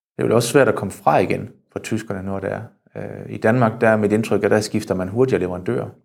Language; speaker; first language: Danish; native; Danish